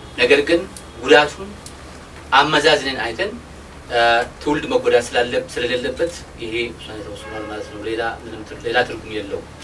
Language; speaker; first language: Amharic; non-native, local second language; Oromo